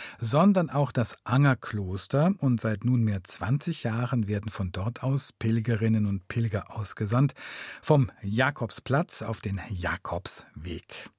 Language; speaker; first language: German; native; German